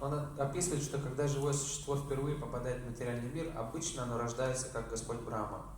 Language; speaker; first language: Russian; native; Russian